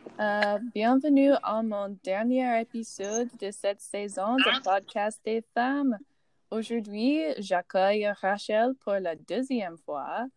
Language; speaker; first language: French; non-native, learner; English